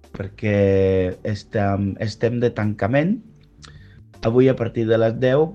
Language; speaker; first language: Catalan; non-native, local second language; Spanish